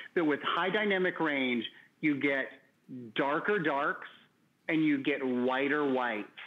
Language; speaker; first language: English; native; English